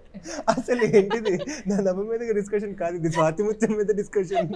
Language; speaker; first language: Telugu; native; Telugu